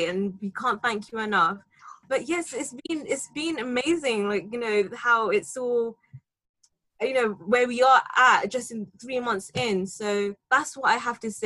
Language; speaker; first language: English; native; English